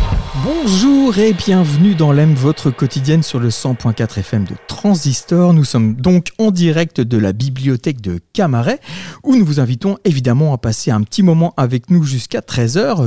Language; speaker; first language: French; native; French